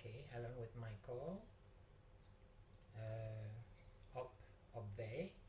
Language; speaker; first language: English; non-native, learner; Vietnamese